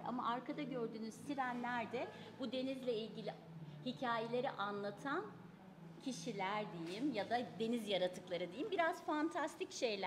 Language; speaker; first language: Turkish; native; Turkish